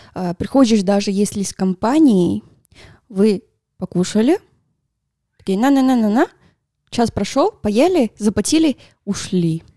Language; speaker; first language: Russian; non-native, fluent; Spanish